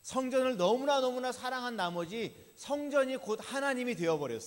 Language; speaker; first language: Korean; native; Korean